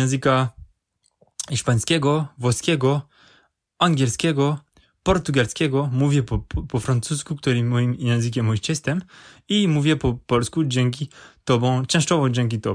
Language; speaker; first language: Polish; non-native, learner; French